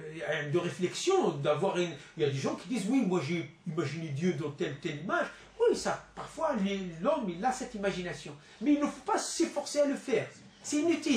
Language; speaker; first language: French; non-native, local second language; Arabic